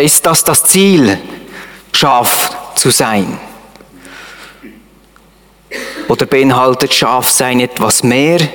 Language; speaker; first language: German; native; German